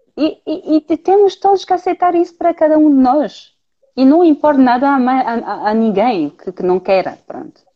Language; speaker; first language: Portuguese; non-native, fluent; French